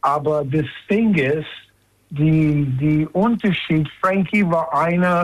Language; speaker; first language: German; non-native, learner; English